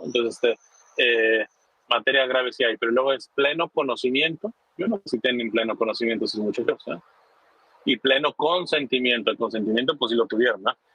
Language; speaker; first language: Spanish; native; Spanish